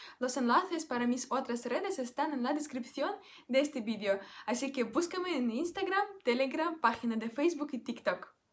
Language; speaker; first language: Spanish; non-native, fluent; Russian